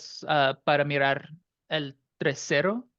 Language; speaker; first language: Spanish; non-native, learner; English